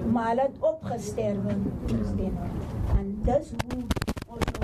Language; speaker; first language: Dutch; non-native, local second language; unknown